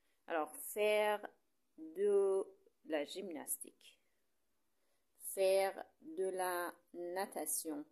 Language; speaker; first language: French; non-native, fluent; Persian